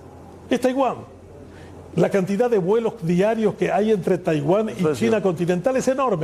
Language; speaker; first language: Spanish; native; Spanish